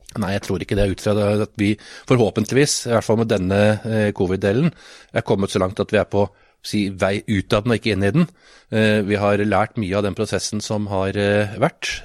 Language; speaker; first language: Norwegian; native; Norwegian